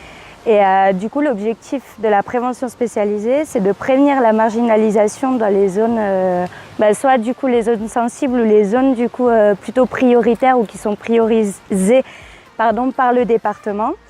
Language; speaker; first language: French; native; French